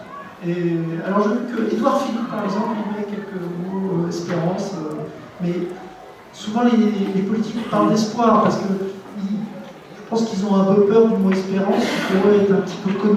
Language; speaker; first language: French; native; French